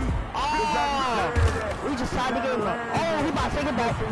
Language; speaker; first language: English; native; English